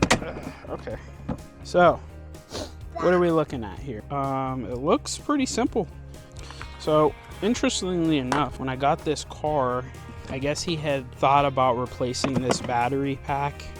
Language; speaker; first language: English; native; English